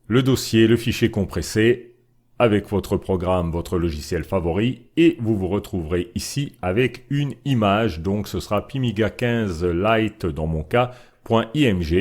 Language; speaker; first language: French; native; French